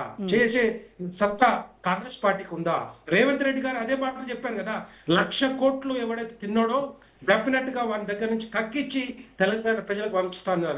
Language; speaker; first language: Telugu; native; Telugu